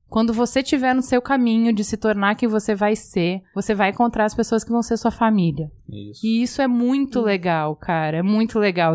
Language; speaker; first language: Portuguese; native; Portuguese